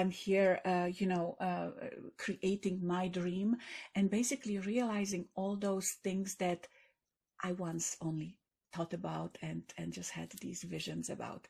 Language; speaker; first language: English; non-native, fluent; Polish